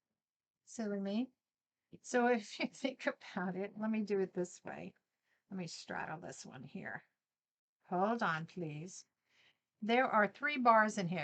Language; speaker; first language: English; native; English